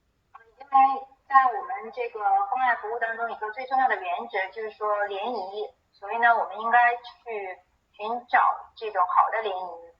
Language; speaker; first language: Chinese; native; Chinese